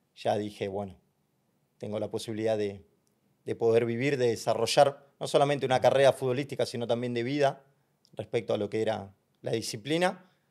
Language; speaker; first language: Spanish; native; Spanish